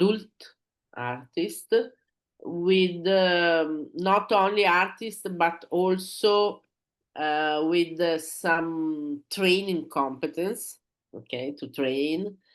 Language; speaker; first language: English; non-native, learner; Italian